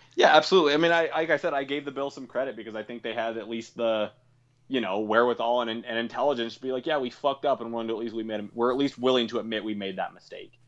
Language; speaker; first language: English; native; English